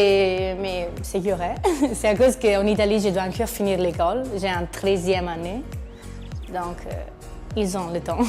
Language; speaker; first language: French; non-native, learner; Italian